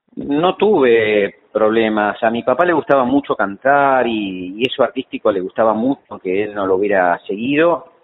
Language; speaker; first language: Spanish; native; Spanish